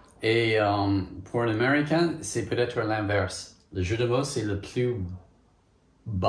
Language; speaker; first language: French; non-native, fluent; English